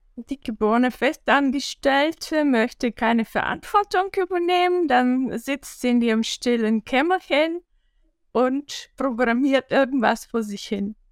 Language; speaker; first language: German; non-native, fluent; Bulgarian